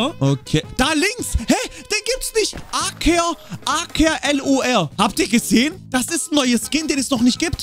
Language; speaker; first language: German; native; German